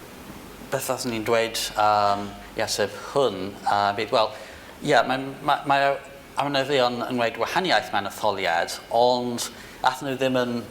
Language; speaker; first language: Welsh; non-native, fluent; English